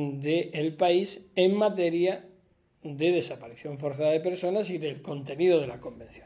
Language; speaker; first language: Spanish; native; Spanish